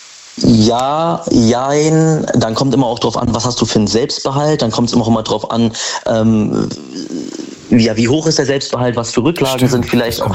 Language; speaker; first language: German; native; German